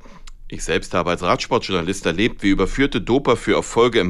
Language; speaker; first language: German; native; German